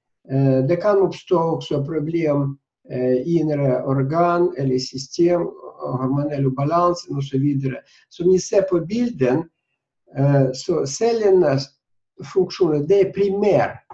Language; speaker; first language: Swedish; non-native, fluent; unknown